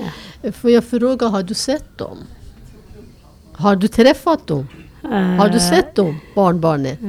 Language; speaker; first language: Swedish; non-native, fluent; Persian